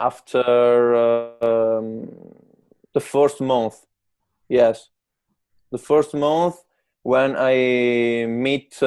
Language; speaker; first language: English; non-native, learner; Italian